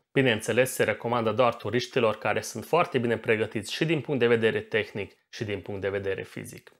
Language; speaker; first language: Romanian; non-native, local second language; Hungarian